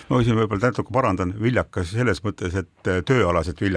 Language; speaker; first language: Estonian; native; Estonian